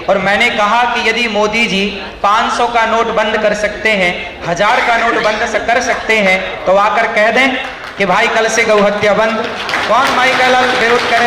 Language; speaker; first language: Hindi; native; Hindi